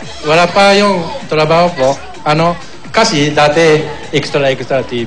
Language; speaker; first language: Filipino; non-native, learner; Korean